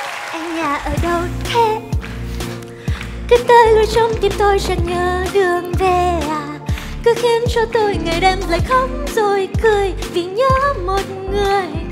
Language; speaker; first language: Vietnamese; native; Vietnamese